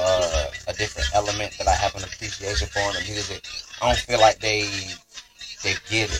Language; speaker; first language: English; native; English